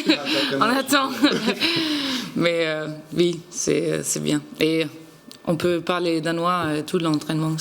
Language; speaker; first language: French; non-native, learner; Danish